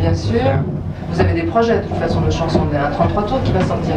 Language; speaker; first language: French; native; French